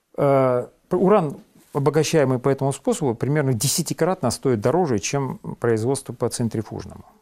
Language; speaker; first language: Russian; native; Russian